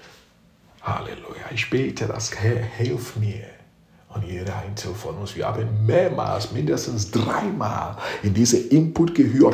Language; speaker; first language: German; non-native, fluent; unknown